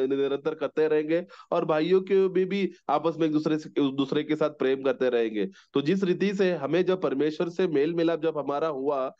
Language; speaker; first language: Hindi; non-native, local second language; Malayalam